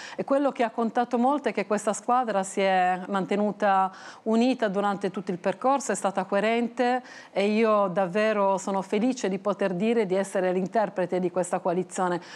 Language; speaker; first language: Italian; native; Italian